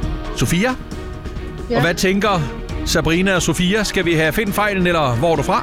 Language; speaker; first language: Danish; native; Danish